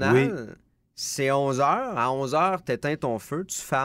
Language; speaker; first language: French; native; French